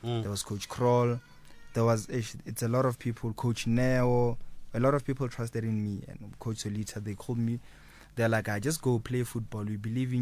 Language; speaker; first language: English; non-native, local second language; Northern Sotho